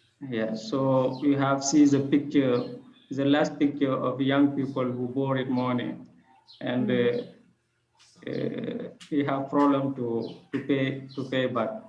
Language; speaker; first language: English; non-native, learner; French